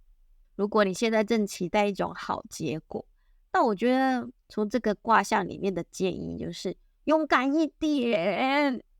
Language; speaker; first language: Chinese; native; Chinese